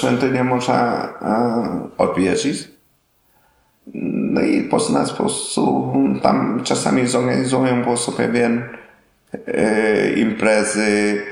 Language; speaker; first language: Polish; non-native, learner; Vietnamese